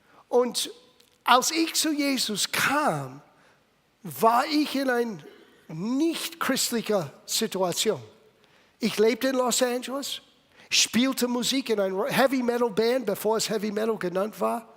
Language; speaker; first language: German; non-native, fluent; English